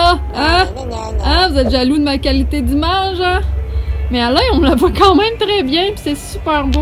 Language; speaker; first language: French; native; French